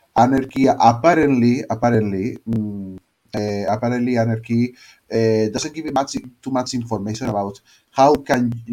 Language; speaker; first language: English; non-native, learner; Spanish